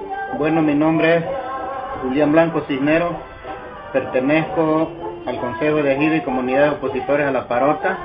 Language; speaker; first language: Spanish; native; Spanish